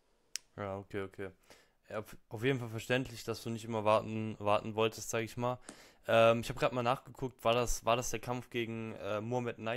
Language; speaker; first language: German; native; German